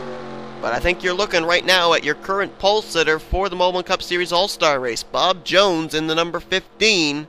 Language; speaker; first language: English; native; English